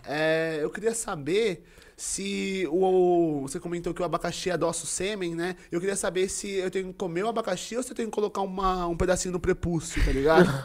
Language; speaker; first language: Portuguese; native; Portuguese